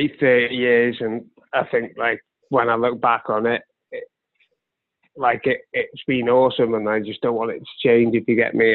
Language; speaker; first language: English; native; English